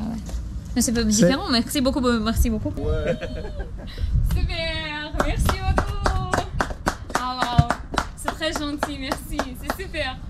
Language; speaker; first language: French; non-native, learner; Ukrainian